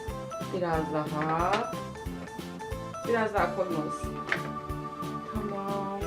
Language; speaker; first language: Turkish; native; Turkish